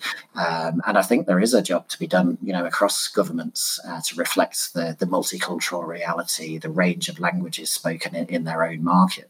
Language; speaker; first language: English; native; English